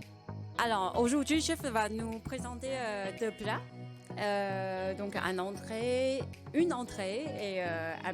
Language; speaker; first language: French; non-native, fluent; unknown